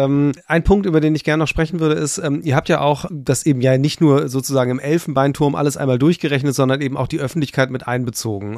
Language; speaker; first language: German; native; German